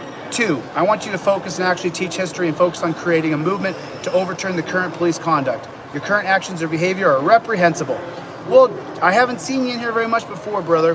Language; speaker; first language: English; native; English